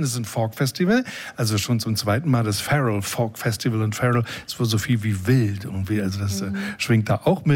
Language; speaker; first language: German; native; German